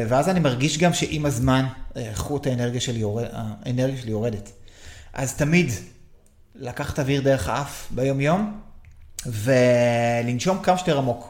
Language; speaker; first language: Hebrew; native; Hebrew